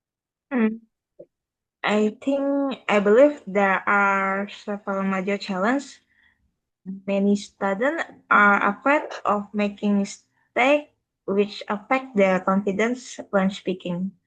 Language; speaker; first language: English; non-native, learner; Indonesian